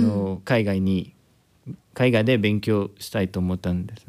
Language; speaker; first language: Japanese; non-native, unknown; Spanish